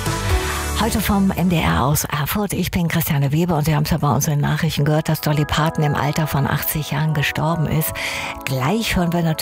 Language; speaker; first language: German; native; German